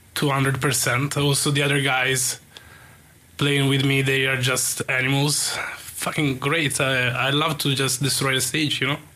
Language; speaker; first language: English; non-native, fluent; Italian